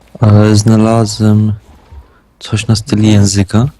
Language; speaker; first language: Polish; native; Polish